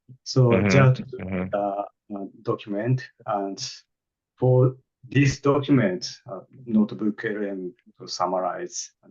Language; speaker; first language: English; non-native, fluent; Japanese